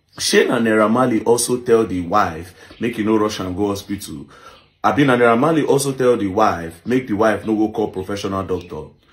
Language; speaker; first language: Nigerian Pidgin; native; Nigerian Pidgin